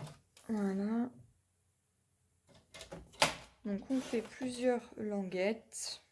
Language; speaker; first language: French; native; French